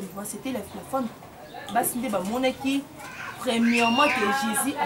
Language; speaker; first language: French; non-native, local second language; Lingala